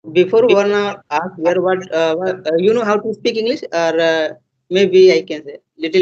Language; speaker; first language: English; non-native, learner; Hindi